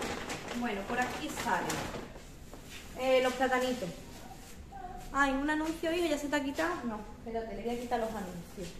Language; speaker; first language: Spanish; native; Spanish